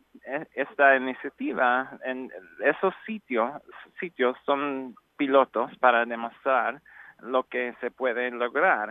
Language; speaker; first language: Spanish; non-native, learner; English